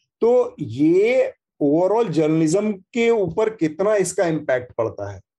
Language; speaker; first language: Hindi; native; Hindi